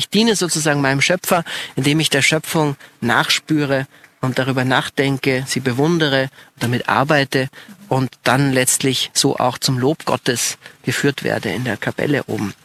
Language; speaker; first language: German; native; German